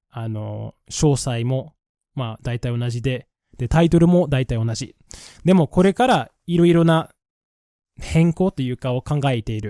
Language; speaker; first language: Japanese; non-native, fluent; English